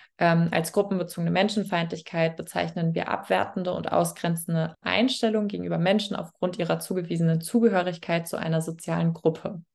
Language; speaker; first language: German; native; German